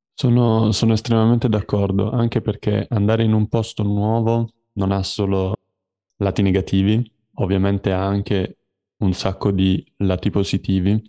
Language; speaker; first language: Italian; native; Italian